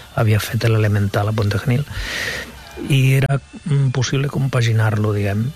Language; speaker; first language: Catalan; non-native, local second language; Spanish